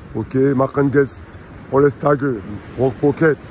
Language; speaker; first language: German; non-native, learner; French